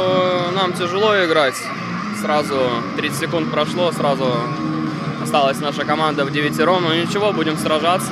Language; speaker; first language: Russian; native; Russian